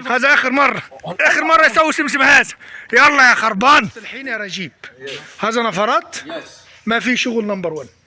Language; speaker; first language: Arabic; native; Arabic